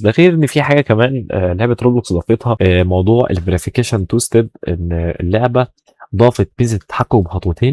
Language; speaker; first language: Arabic; native; Arabic